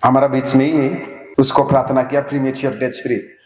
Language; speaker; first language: Hindi; non-native, local second language; Assamese